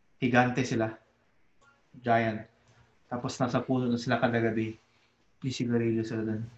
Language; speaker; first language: Filipino; native; Filipino